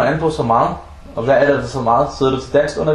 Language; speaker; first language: Danish; early bilingual, other home language; Arabic